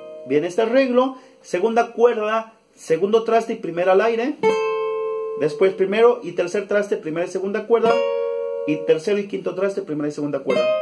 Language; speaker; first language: Spanish; native; Spanish